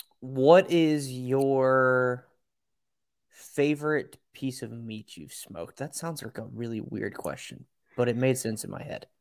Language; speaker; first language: English; native; English